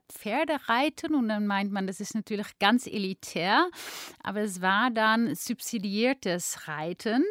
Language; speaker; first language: German; non-native, fluent; Dutch